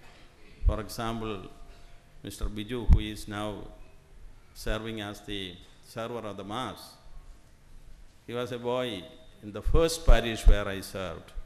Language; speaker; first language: English; non-native, local second language; Malayalam